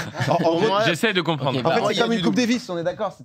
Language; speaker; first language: French; native; French